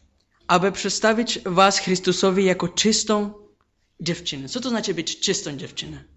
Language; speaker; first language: Polish; non-native, fluent; Spanish